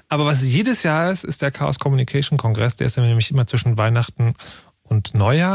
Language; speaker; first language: German; native; German